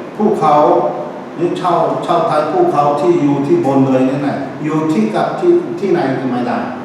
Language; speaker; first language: Thai; non-native, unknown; Korean